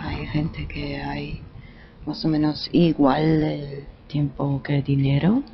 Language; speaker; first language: Spanish; non-native, fluent; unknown